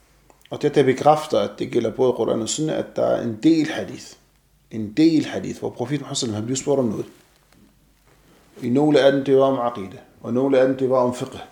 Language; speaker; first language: Danish; non-native, fluent; Arabic